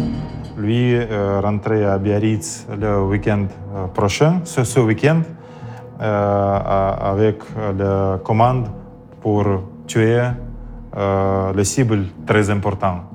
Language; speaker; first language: French; non-native, learner; Russian